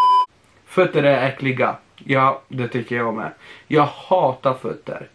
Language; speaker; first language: Swedish; non-native, fluent; Polish